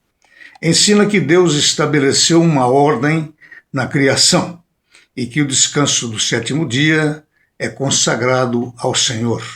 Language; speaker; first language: Portuguese; native; Portuguese